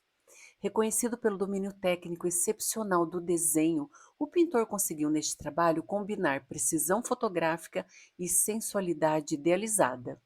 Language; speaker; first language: Portuguese; native; Portuguese